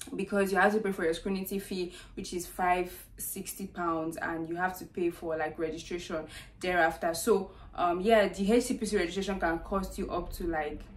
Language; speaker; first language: English; non-native, local second language; Yoruba